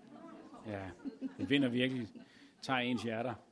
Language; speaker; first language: Danish; native; Danish